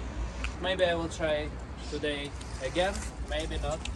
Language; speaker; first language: English; non-native, fluent; Russian